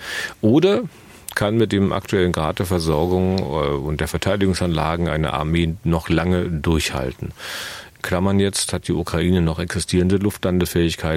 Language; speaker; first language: German; native; German